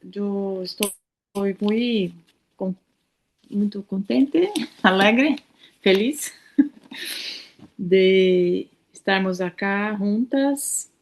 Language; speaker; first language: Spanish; non-native, learner; Portuguese